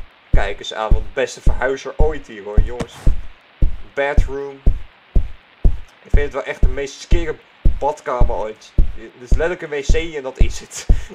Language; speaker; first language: Dutch; native; Dutch